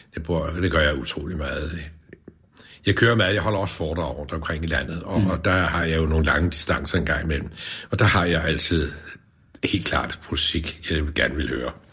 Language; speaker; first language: Danish; native; Danish